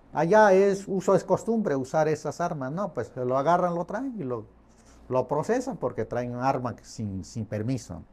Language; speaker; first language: Spanish; non-native, fluent; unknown